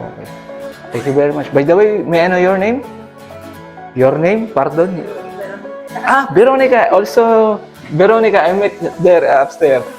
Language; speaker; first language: English; non-native, learner; Filipino